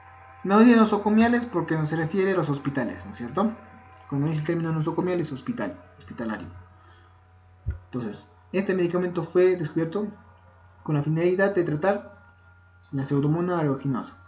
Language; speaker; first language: Spanish; native; Spanish